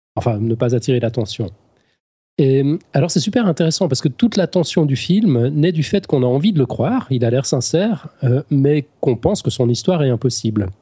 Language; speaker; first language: French; native; French